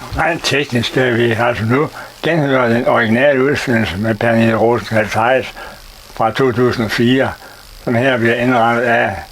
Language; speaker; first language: Danish; native; Danish